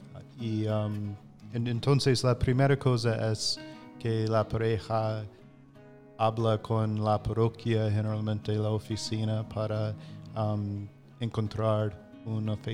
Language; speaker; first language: Spanish; non-native, fluent; English